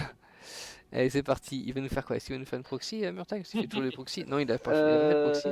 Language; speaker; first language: French; native; French